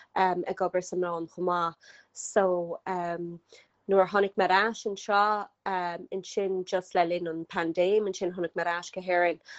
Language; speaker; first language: Irish; native; Irish